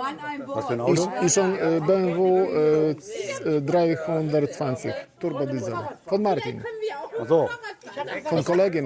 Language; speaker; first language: German; non-native, learner; Polish